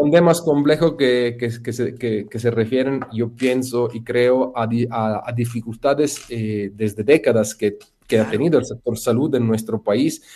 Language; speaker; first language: Spanish; non-native, fluent; Italian